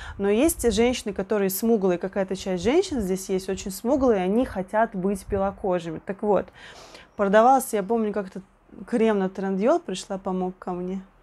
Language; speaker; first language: Russian; native; Russian